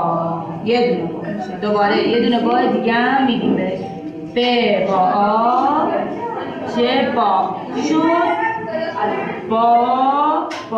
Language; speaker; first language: Persian; native; Persian